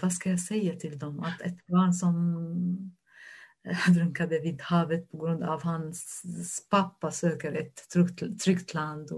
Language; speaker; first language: Swedish; non-native, fluent; Arabic